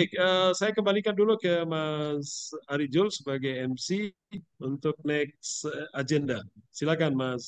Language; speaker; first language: Indonesian; native; Indonesian